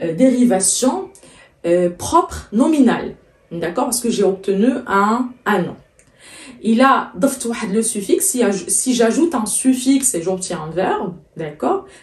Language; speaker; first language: French; non-native, local second language; Arabic